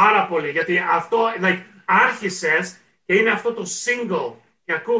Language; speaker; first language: Greek; early bilingual, heritage; Greek